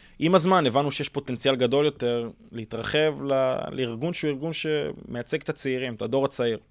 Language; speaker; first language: Hebrew; early bilingual, other home language; English